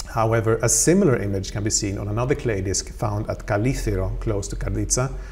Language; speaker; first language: English; non-native, fluent; Swedish